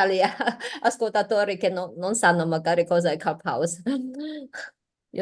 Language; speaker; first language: Italian; non-native, learner; Chinese